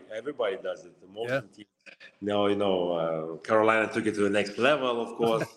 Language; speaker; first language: English; non-native, fluent; Lithuanian